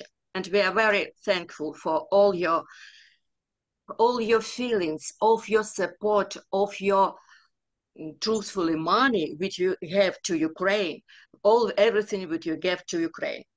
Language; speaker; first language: English; non-native, learner; Ukrainian